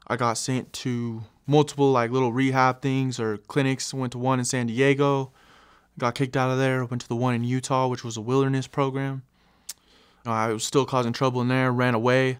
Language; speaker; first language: English; native; English